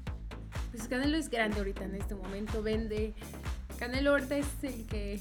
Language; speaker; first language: Spanish; native; Spanish